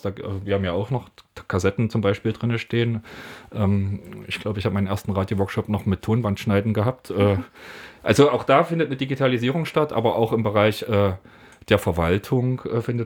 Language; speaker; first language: German; native; German